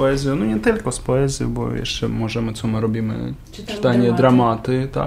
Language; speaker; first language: Polish; non-native, learner; Ukrainian